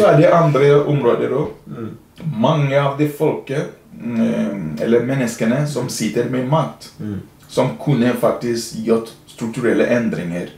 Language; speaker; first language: Norwegian; non-native, fluent; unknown